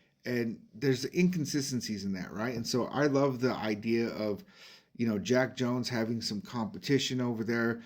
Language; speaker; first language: English; native; English